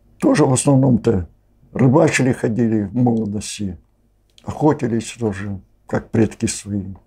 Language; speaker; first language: Russian; native; Russian